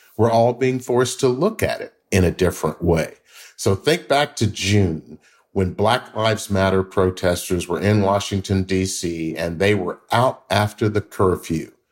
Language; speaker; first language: English; native; English